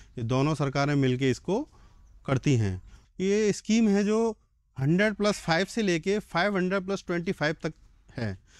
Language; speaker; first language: Hindi; native; Hindi